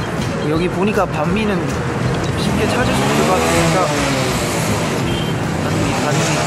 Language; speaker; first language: Korean; early bilingual, heritage; Korean